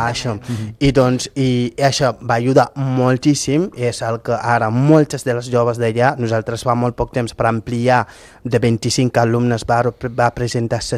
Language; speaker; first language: Catalan; non-native, local second language; Fula